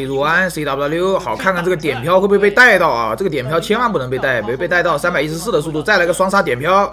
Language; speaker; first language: Chinese; native; Chinese